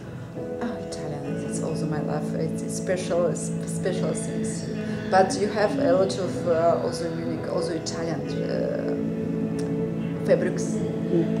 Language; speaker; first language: English; non-native, learner; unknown